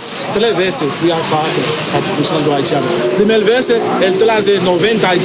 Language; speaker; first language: Portuguese; non-native, learner; Haitian Creole